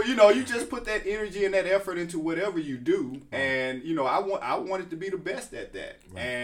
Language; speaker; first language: English; native; English